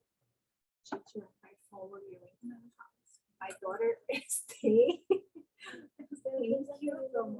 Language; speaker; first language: English; non-native, learner; Portuguese